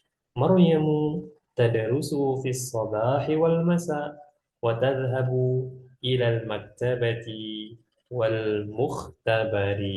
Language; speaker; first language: Arabic; non-native, fluent; Indonesian